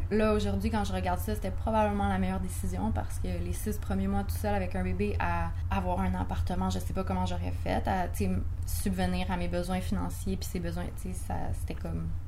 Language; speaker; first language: French; native; French